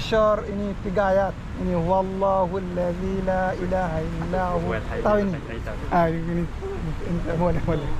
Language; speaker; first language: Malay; non-native, learner; Bangla